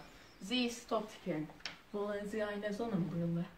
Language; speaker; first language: German; non-native, learner; Turkish